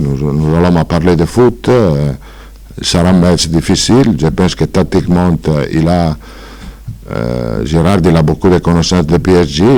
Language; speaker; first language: French; non-native, fluent; Italian